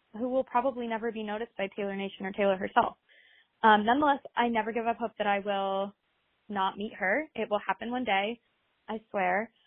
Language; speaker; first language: English; native; English